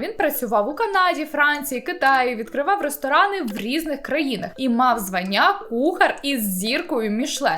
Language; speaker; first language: Ukrainian; native; Ukrainian